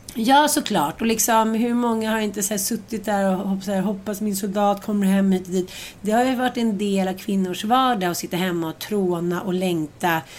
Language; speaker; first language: Swedish; native; Swedish